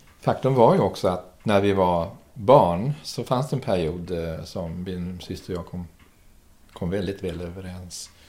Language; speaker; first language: Swedish; early bilingual, other home language; German